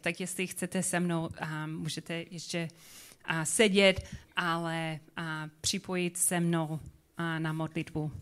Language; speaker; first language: Czech; non-native, learner; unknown